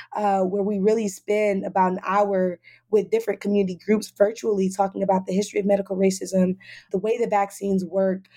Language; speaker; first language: English; native; English